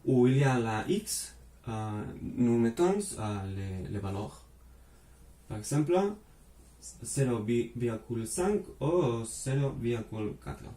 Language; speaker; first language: French; non-native, fluent; Spanish